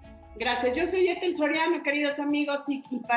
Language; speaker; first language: Spanish; native; Spanish